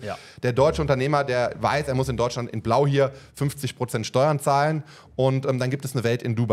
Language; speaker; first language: German; native; German